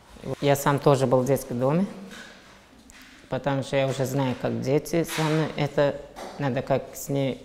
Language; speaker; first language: Russian; non-native, local second language; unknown